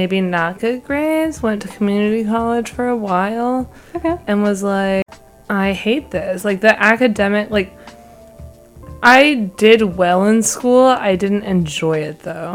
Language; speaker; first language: English; native; English